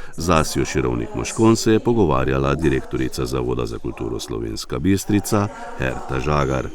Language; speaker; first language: Slovenian; native; Slovenian